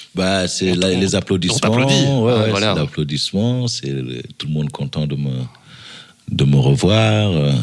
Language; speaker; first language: French; early bilingual, other home language; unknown